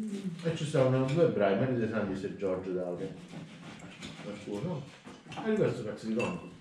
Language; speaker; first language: Italian; native; Italian